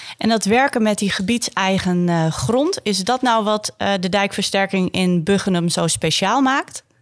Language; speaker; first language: Dutch; native; Dutch